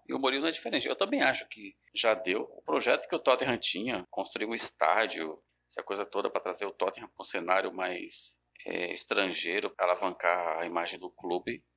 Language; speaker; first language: Portuguese; native; Portuguese